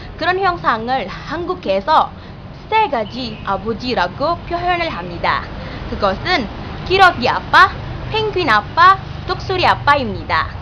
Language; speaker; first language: Korean; non-native, learner; Indonesian